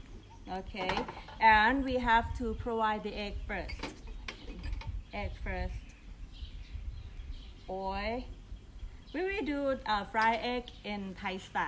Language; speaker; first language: English; non-native, learner; Thai